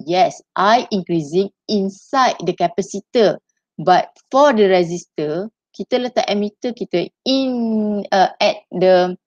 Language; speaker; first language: English; non-native, local second language; Malay